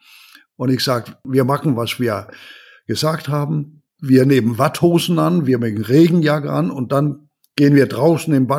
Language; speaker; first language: German; non-native, learner; Danish